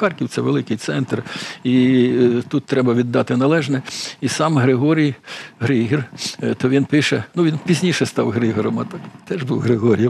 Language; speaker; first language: Ukrainian; native; Ukrainian